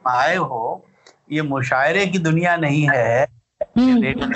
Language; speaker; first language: Hindi; native; Hindi